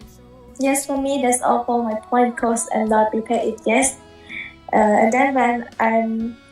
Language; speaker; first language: English; non-native, learner; Khmer